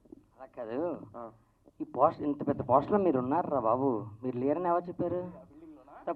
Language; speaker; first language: Telugu; native; Telugu